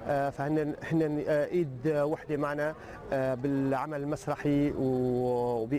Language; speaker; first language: Arabic; native; Arabic